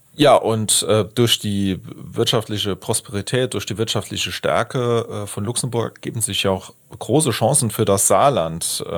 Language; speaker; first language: German; native; German